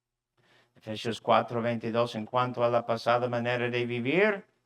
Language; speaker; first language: Spanish; non-native, fluent; English